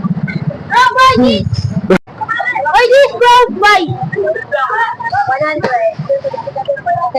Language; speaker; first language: English; non-native, learner; Filipino